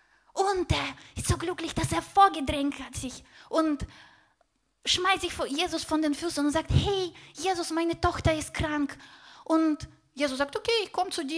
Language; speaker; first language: German; non-native, fluent; Russian